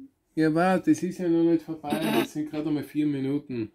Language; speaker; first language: German; native; German